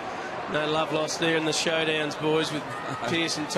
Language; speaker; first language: English; native; English